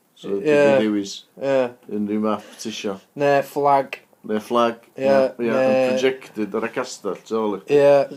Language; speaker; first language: Welsh; native; Welsh